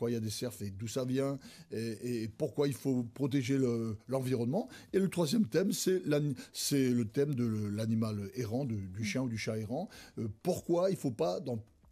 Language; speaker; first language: French; native; French